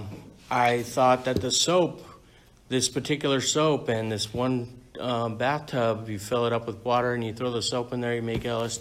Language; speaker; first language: English; native; English